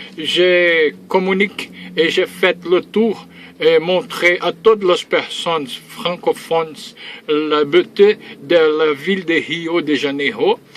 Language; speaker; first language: French; early bilingual, heritage; Portuguese